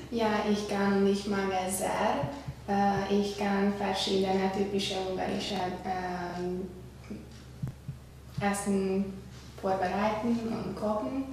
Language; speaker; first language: German; non-native, learner; Hungarian